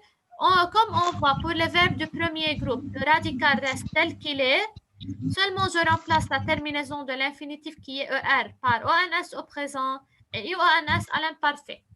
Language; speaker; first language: French; non-native, local second language; Arabic